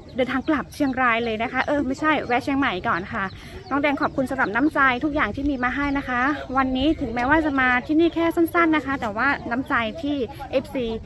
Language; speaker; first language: Thai; non-native, local second language; Karen languages